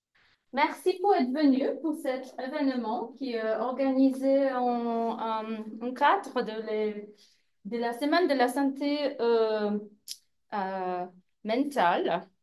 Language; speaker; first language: French; non-native, fluent; Polish